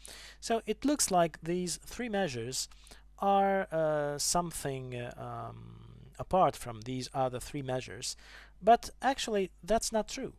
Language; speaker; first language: English; non-native, fluent; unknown